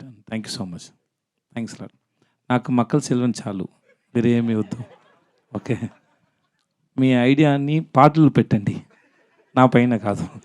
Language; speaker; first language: Telugu; non-native, learner; Tamil